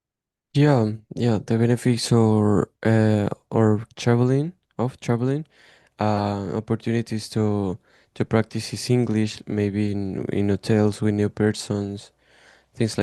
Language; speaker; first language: English; non-native, learner; Spanish